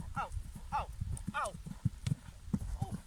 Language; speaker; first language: French; native; French